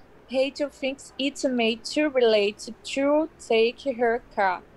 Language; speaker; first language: English; non-native, learner; Portuguese